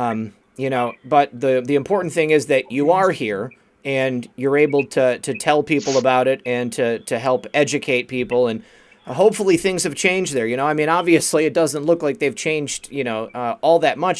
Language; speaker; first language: English; native; English